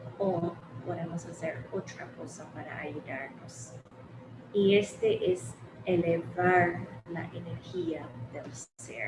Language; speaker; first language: Spanish; early bilingual, heritage; English